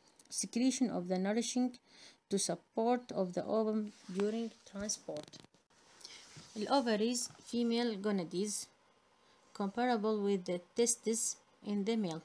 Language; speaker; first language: English; non-native, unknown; Arabic